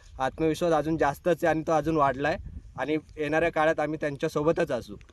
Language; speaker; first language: Marathi; native; Marathi